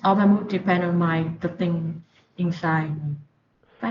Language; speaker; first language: English; non-native, learner; Vietnamese